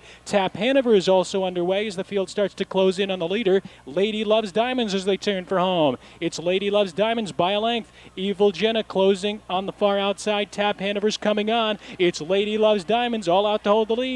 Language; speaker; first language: English; native; English